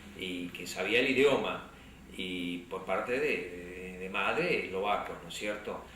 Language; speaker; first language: Spanish; early bilingual, other home language; Slovak